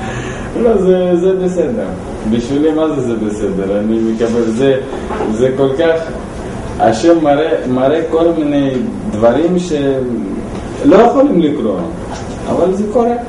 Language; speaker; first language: Hebrew; non-native, learner; Russian